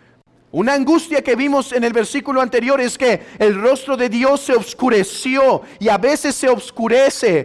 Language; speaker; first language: Spanish; native; Spanish